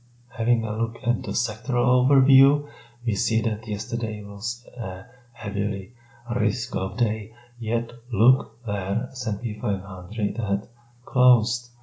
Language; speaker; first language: English; non-native, fluent; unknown